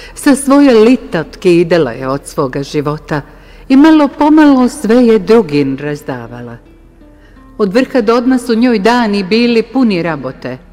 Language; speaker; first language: Bosnian; native; Bosnian